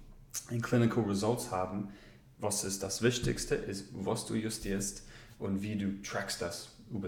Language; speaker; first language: German; non-native, learner; English